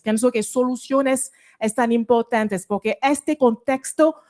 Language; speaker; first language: Spanish; non-native, fluent; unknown